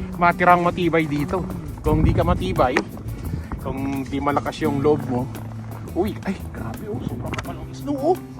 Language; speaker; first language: Filipino; native; Filipino